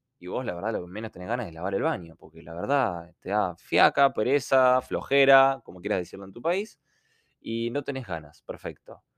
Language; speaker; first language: Spanish; non-native, fluent; Ukrainian